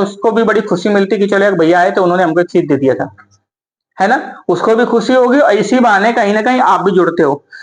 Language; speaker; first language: Hindi; native; Hindi